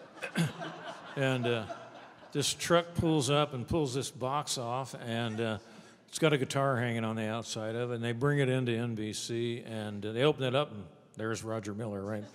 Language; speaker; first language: English; native; English